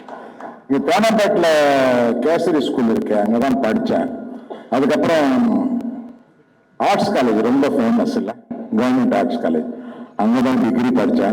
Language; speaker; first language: Tamil; non-native, local second language; Telugu